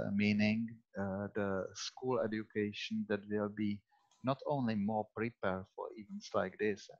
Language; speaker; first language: English; non-native, fluent; Czech